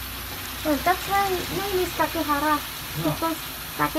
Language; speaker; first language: English; non-native, learner; Indonesian